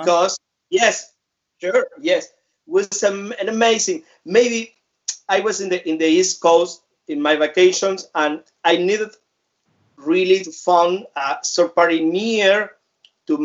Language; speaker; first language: English; non-native, fluent; Spanish